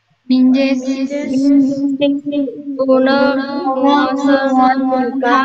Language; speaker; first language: Korean; non-native, learner; Indonesian